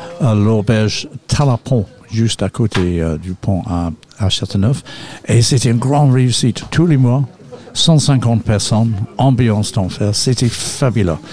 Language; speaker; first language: French; non-native, fluent; English